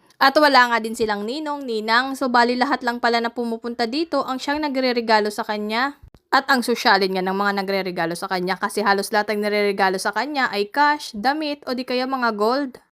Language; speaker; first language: Filipino; native; Filipino